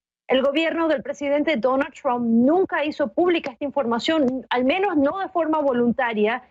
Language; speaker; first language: Spanish; native; Spanish